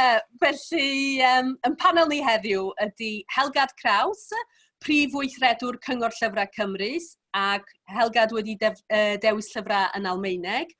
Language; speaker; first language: Welsh; native; Welsh